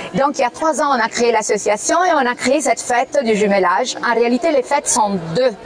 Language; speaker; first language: French; non-native, fluent; Italian